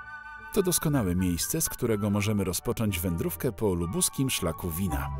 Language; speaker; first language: Polish; native; Polish